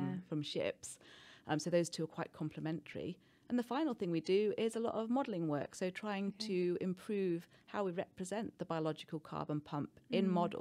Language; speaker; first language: English; native; English